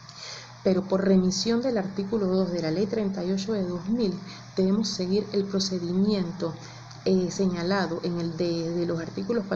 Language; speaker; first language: Spanish; native; Spanish